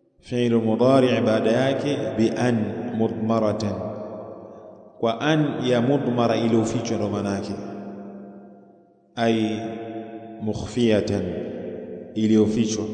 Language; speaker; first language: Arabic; non-native, fluent; Swahili